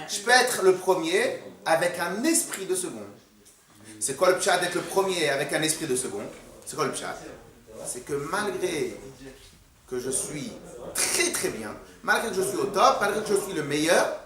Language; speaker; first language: French; native; French